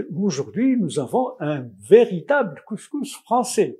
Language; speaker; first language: French; non-native, local second language; Arabic